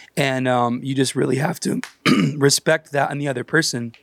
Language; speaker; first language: English; native; English